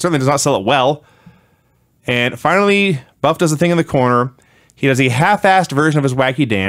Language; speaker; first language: English; native; English